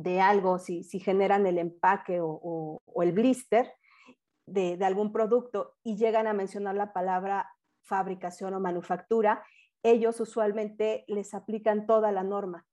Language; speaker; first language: Spanish; native; Spanish